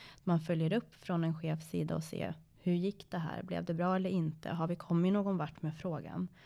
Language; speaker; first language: Swedish; early bilingual, other home language; Persian